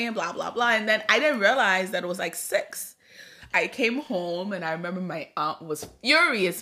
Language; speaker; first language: English; early bilingual, other home language; Akan